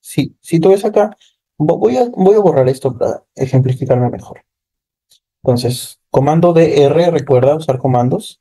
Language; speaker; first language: Spanish; native; Spanish